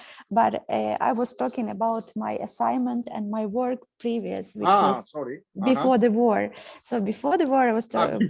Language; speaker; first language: English; non-native, fluent; Ukrainian